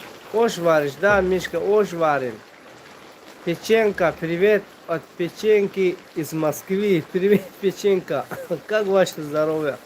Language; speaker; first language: Russian; non-native, local second language; Tajik